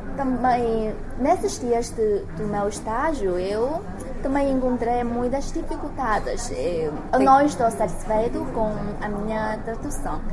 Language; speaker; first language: Portuguese; non-native, learner; Chinese